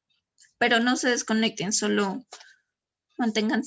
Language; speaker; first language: Spanish; native; Spanish